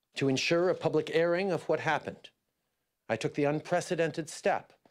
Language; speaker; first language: English; native; English